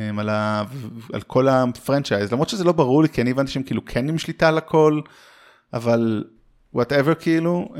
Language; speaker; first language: Hebrew; early bilingual, heritage; Hebrew